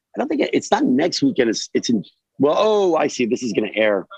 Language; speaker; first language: English; native; English